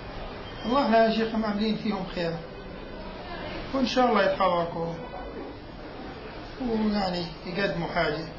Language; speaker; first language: Arabic; native; Arabic